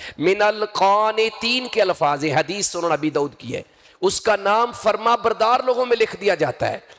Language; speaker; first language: Urdu; non-native, local second language; Punjabi